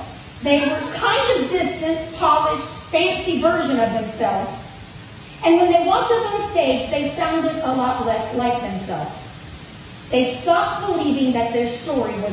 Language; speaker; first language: English; native; English